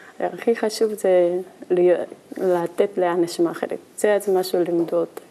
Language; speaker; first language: Hebrew; non-native, learner; Korean